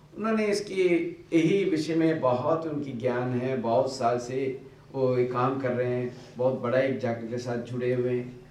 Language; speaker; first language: Hindi; non-native, local second language; Bangla